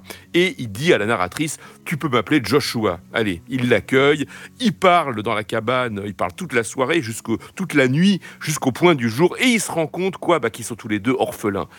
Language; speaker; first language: French; native; French